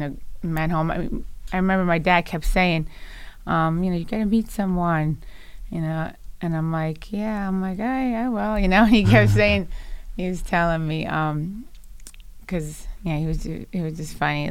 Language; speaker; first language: English; early bilingual, other home language; Italian